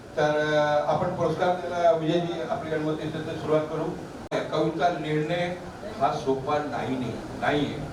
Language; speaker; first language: Marathi; non-native, local second language; Punjabi